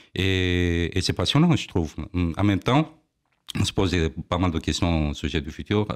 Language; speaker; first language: French; non-native, fluent; Romanian